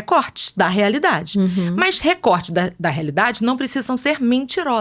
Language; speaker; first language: Portuguese; native; Portuguese